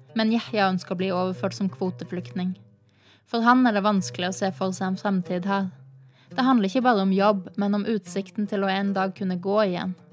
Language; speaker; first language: Norwegian; native; Norwegian